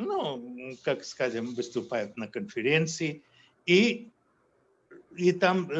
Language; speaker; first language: Russian; non-native, fluent; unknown